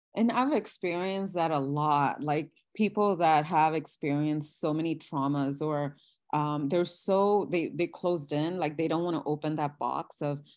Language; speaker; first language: English; non-native, local second language; Gujarati